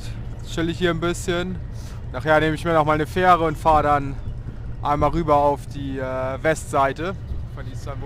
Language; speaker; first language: German; native; German